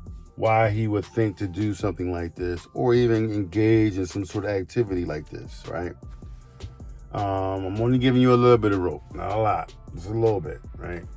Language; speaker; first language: English; native; English